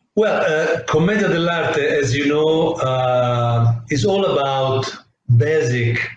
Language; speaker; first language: English; non-native, fluent; Italian